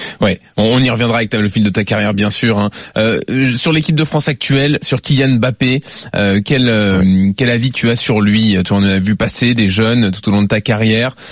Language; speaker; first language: French; native; French